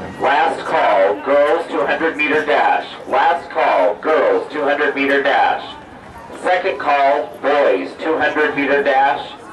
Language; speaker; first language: English; native; English